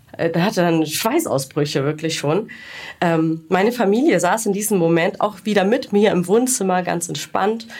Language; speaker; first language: German; early bilingual, other home language; Greek